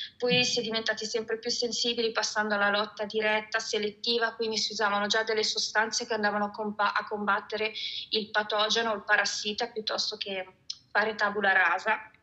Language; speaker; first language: Italian; native; Italian